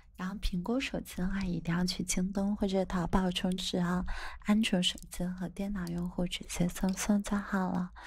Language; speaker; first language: Chinese; native; Chinese